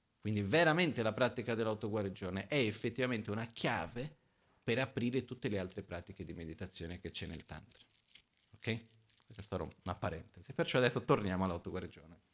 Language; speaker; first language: Italian; non-native, fluent; Portuguese